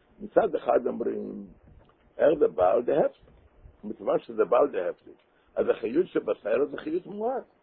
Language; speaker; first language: Hebrew; non-native, local second language; Yiddish